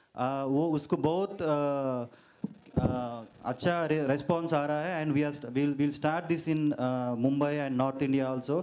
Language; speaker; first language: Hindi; non-native, local second language; Telugu